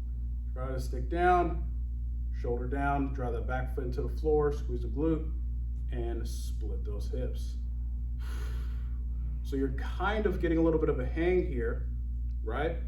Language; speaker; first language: English; native; English